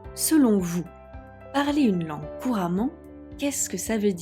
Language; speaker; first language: French; native; French